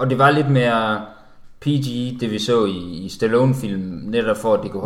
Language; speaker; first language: Danish; native; Danish